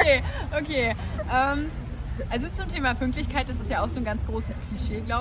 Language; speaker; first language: German; native; German